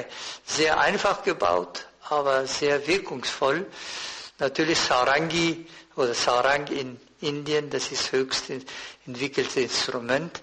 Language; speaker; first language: German; non-native, fluent; Persian